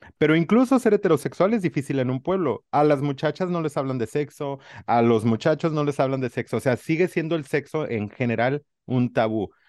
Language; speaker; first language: Spanish; native; Spanish